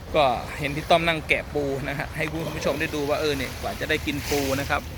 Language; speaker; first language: Thai; native; Thai